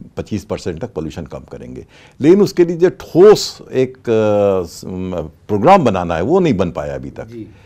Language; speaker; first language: Hindi; native; Hindi